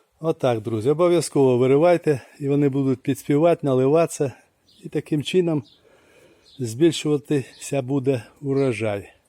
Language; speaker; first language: Ukrainian; native; Ukrainian